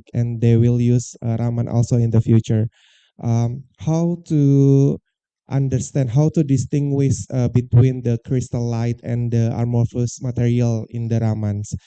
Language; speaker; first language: English; non-native, learner; Indonesian